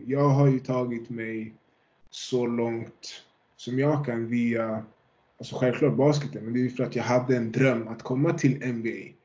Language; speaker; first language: Swedish; early bilingual, other home language; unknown